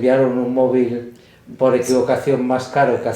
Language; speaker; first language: Spanish; native; Spanish